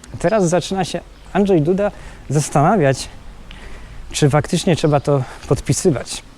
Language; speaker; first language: Polish; native; Polish